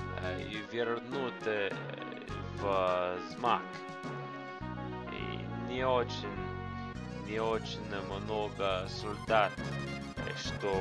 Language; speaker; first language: Russian; non-native, learner; English